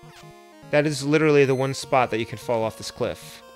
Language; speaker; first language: English; native; English